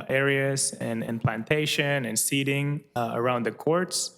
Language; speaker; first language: English; non-native, fluent; Finnish